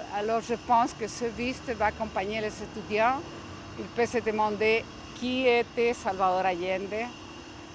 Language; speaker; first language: French; non-native, fluent; Spanish